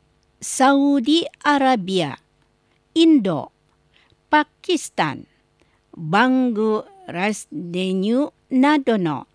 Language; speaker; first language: Japanese; non-native, learner; Indonesian